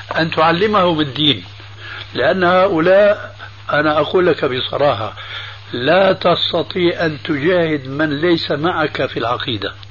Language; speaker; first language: Arabic; early bilingual, other home language; Albanian